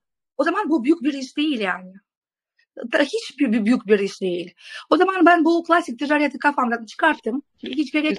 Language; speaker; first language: Turkish; non-native, fluent; Russian